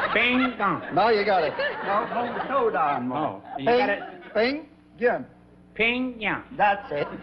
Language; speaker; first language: English; non-native, fluent; Dutch